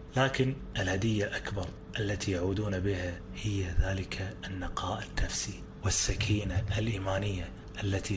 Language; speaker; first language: Arabic; native; Arabic